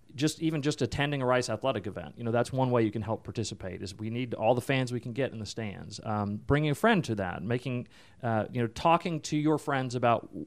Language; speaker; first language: English; native; English